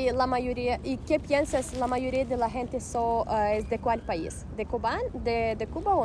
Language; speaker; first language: Spanish; non-native, fluent; Russian